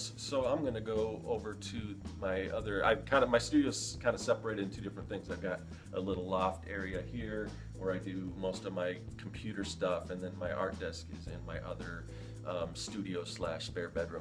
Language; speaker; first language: English; native; English